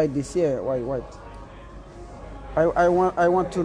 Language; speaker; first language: English; non-native, learner; Haitian Creole